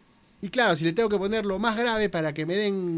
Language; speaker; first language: Spanish; native; Spanish